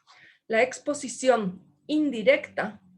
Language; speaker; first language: Spanish; native; Spanish